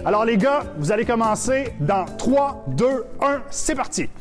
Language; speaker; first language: French; native; French